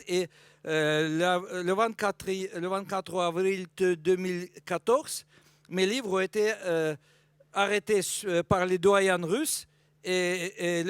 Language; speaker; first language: French; non-native, fluent; Russian